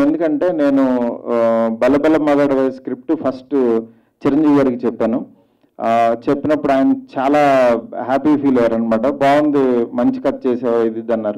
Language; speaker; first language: Telugu; native; Telugu